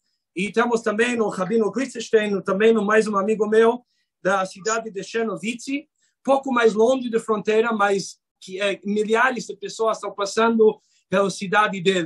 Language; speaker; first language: Portuguese; non-native, fluent; Hebrew